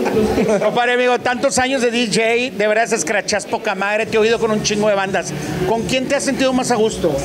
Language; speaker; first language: Spanish; native; Spanish